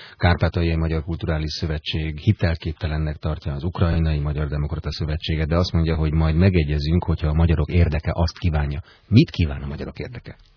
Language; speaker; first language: Hungarian; native; Hungarian